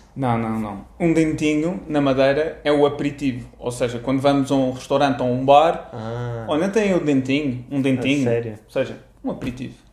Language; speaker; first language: Portuguese; native; Portuguese